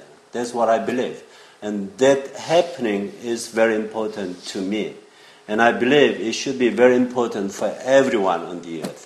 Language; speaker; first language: English; non-native, fluent; Korean